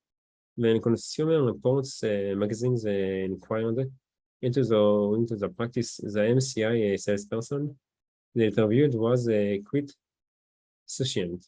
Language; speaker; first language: English; non-native, learner; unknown